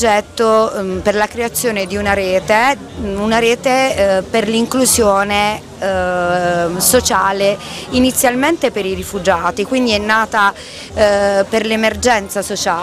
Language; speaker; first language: Italian; native; Italian